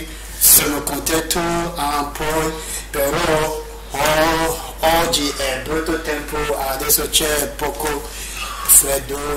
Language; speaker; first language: Italian; non-native, learner; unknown